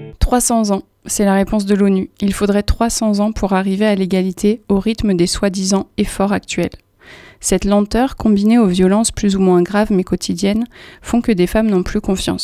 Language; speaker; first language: French; native; French